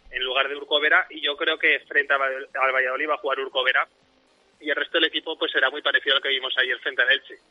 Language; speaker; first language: Spanish; native; Spanish